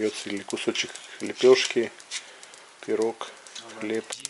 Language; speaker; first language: Russian; native; Russian